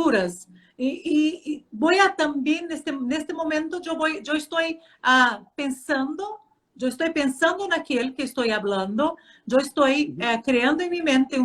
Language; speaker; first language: Spanish; non-native, fluent; Portuguese